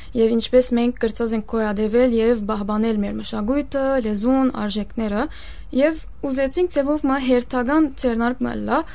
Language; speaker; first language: Armenian; early bilingual, heritage; Armenian